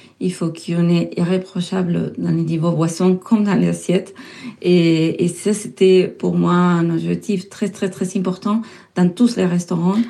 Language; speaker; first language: French; non-native, fluent; Spanish